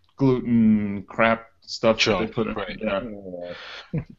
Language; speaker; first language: English; native; English